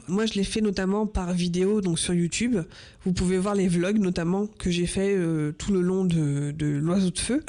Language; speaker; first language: French; native; French